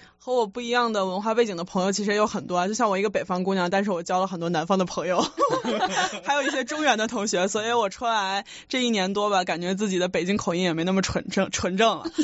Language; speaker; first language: Chinese; native; Chinese